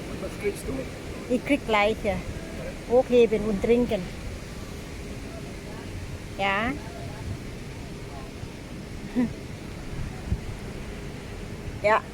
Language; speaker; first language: German; non-native, learner; Thai